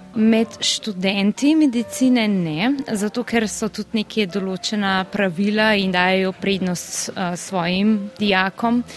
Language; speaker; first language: Slovenian; native; Slovenian